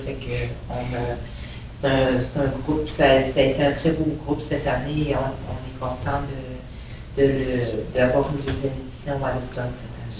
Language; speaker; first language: French; native; French